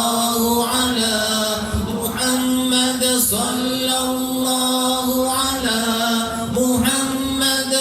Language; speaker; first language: Malay; native; Malay